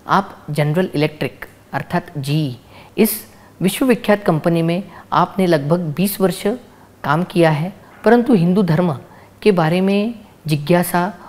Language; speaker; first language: Hindi; non-native, local second language; Marathi